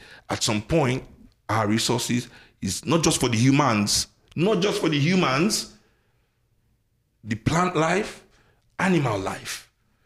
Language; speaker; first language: English; non-native, local second language; Yoruba